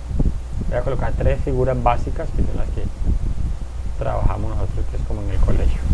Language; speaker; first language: Spanish; native; Spanish